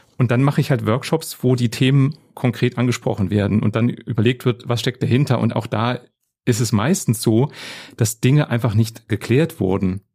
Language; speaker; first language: German; native; German